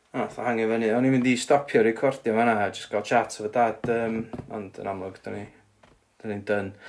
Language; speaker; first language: Welsh; native; Welsh